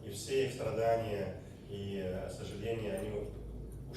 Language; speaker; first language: Russian; native; Russian